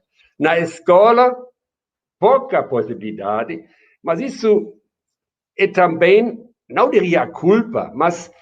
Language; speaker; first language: Portuguese; non-native, fluent; German